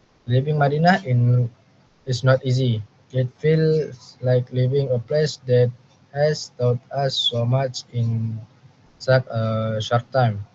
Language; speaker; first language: English; non-native, learner; Indonesian